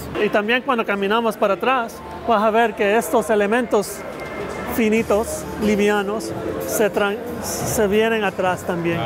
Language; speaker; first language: Spanish; early bilingual, heritage; Spanish